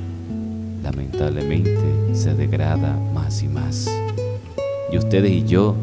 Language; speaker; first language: Spanish; native; Spanish